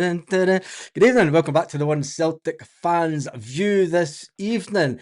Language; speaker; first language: English; native; English